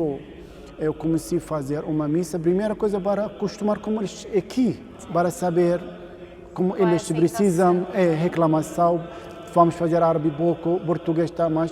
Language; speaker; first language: Portuguese; non-native, learner; Arabic